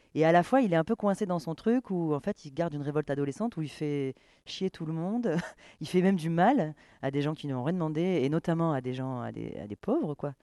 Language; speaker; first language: French; native; French